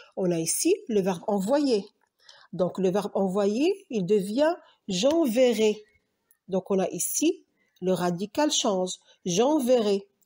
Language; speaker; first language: French; non-native, local second language; Arabic